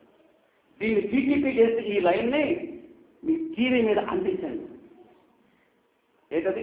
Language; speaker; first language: Telugu; native; Telugu